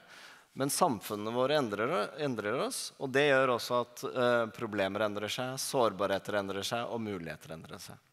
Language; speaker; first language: Norwegian; native; Norwegian